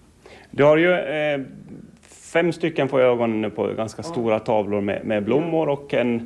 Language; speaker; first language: Swedish; native; Swedish